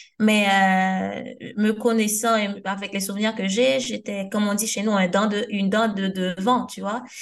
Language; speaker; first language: French; non-native, local second language; Haitian Creole